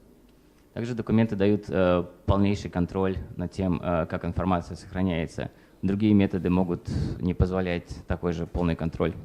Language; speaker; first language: Russian; native; Russian